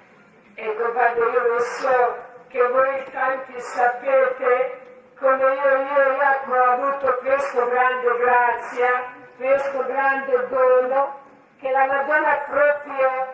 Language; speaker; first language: Italian; non-native, learner; Croatian